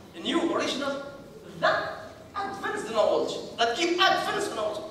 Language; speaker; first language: English; non-native, fluent; Arabic